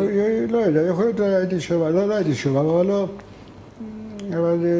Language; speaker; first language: Hebrew; non-native, fluent; Hungarian